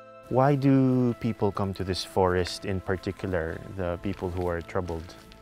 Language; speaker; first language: English; non-native, local second language; Filipino